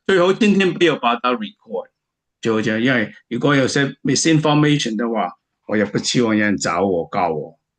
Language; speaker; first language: Chinese; native; Chinese